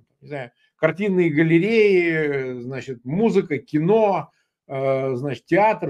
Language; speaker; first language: Russian; native; Russian